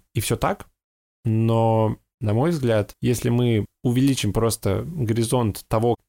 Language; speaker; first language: Russian; native; Russian